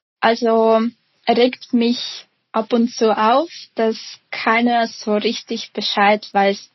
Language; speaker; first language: German; non-native, fluent; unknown